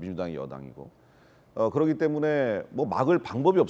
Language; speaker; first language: Korean; native; Korean